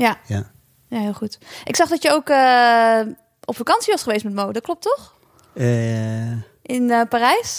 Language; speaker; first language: Dutch; native; Dutch